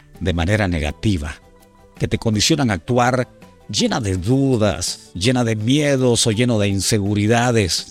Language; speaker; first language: Spanish; native; Spanish